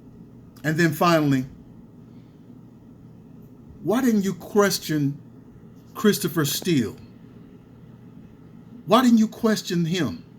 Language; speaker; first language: English; native; English